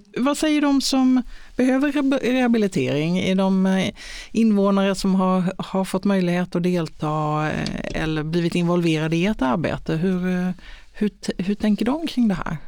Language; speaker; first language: Swedish; native; Swedish